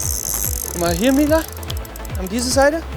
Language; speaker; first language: German; non-native, learner; Dutch